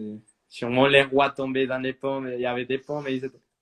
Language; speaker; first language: French; non-native, fluent; Spanish